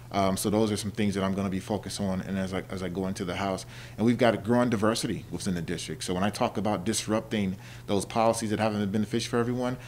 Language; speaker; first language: English; native; English